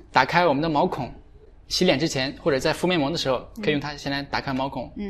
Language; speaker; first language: Chinese; native; Chinese